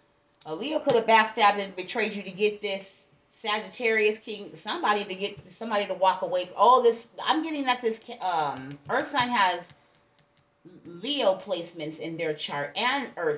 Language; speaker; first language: English; native; English